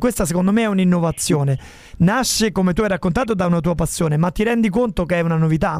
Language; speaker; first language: Italian; native; Italian